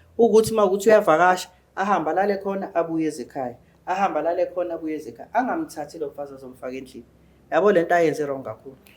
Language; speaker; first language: Zulu; native; Zulu